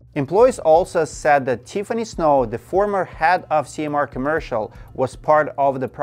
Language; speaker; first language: English; non-native, fluent; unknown